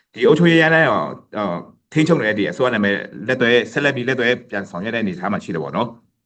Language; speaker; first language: Burmese; non-native, local second language; Pa'o Karen